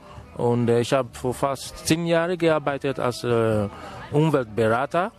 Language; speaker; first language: German; non-native, fluent; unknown